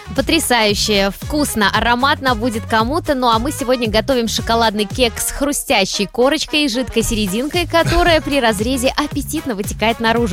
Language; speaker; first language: Russian; native; Russian